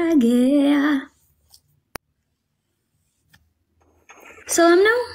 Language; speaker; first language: Amharic; non-native, learner; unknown